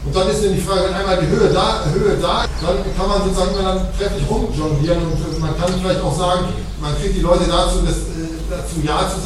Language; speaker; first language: German; native; German